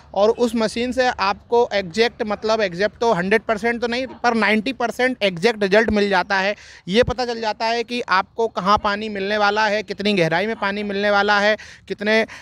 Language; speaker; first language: Hindi; native; Hindi